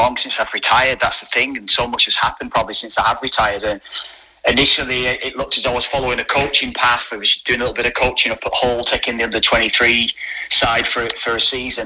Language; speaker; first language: English; native; English